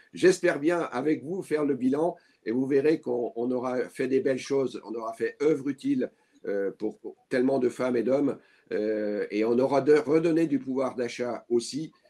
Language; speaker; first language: French; native; French